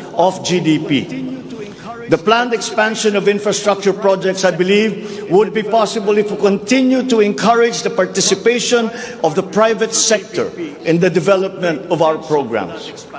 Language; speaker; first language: English; non-native, local second language; Filipino